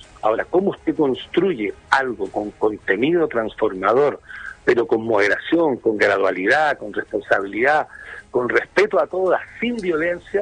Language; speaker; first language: Spanish; native; Spanish